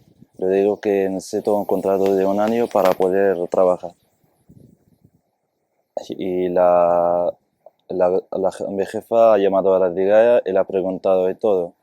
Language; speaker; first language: Spanish; non-native, fluent; Arabic